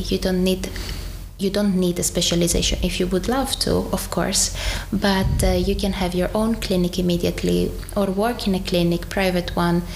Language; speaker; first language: English; non-native, fluent; Greek